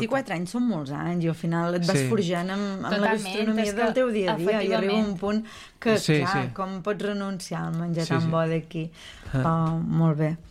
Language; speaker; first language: Catalan; native; Catalan